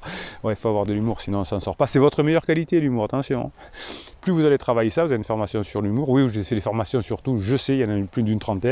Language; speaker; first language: French; native; French